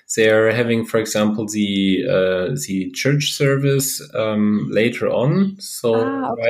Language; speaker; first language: English; non-native, fluent; German